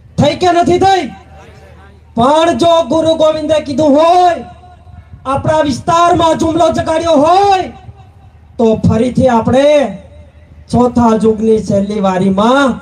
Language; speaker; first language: Gujarati; non-native, local second language; Bhili